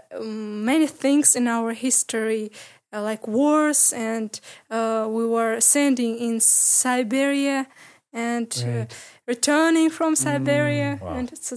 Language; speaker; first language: English; non-native, learner; Ingush